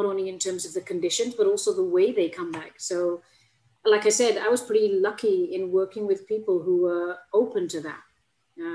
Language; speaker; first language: English; native; English